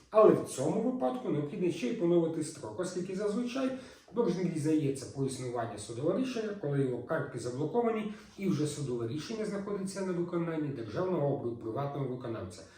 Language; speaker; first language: Ukrainian; native; Ukrainian